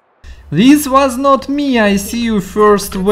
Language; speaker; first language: English; non-native, learner; Russian